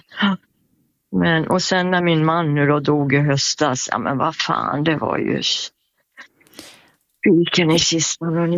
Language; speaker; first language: Swedish; native; Swedish